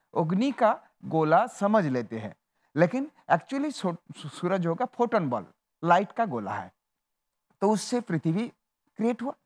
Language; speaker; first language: Hindi; non-native, local second language; Bangla